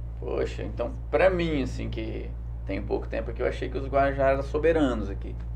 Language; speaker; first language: Portuguese; native; Portuguese